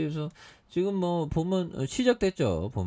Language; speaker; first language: Korean; native; Korean